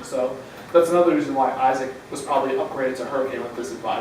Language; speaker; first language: English; native; English